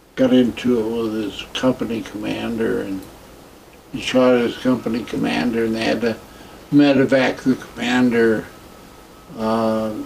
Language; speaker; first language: English; native; English